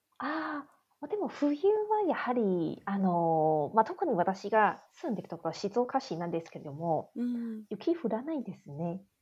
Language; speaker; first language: Japanese; non-native, fluent; Chinese